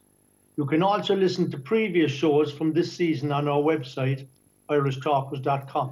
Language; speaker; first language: English; native; English